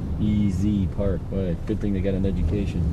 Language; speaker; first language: English; native; English